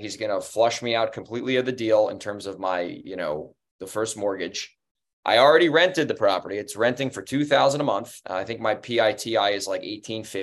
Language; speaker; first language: English; native; English